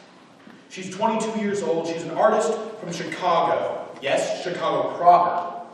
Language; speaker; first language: English; native; English